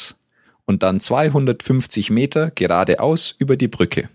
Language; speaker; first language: German; native; German